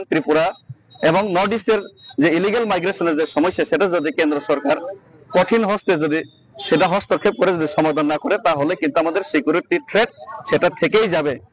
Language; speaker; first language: Bangla; non-native, local second language; Kok Borok